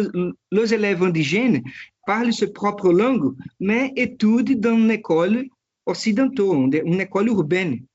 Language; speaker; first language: French; non-native, fluent; Portuguese